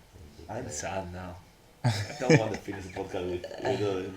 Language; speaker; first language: English; non-native, learner; Spanish